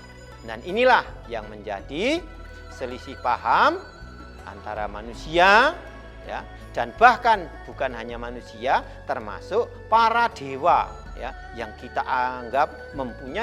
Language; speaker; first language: Indonesian; native; Indonesian